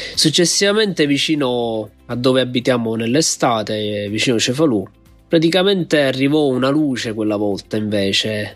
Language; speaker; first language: Italian; native; Italian